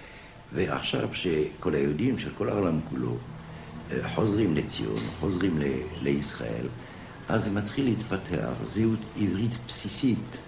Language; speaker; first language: Hebrew; non-native, fluent; French